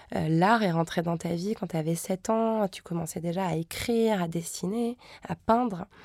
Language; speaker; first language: French; native; French